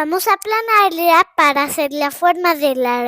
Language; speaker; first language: Spanish; early bilingual, heritage; Spanish